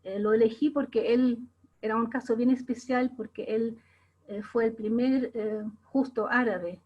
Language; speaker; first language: Spanish; non-native, fluent; German